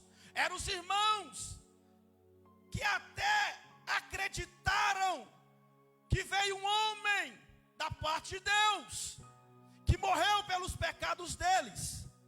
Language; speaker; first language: Portuguese; native; Portuguese